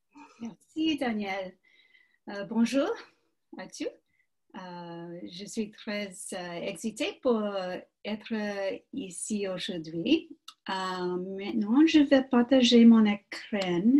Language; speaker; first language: French; non-native, learner; English